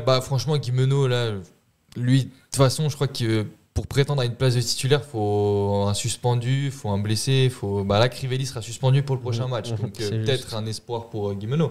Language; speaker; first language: French; native; French